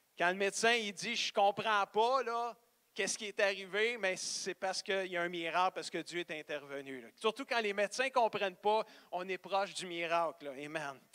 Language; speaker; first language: French; native; French